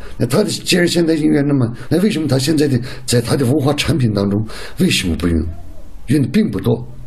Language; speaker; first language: Chinese; non-native, local second language; Uyghur